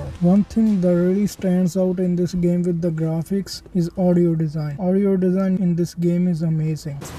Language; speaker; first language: English; non-native, fluent; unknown